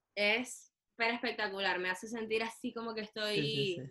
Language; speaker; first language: Spanish; native; Spanish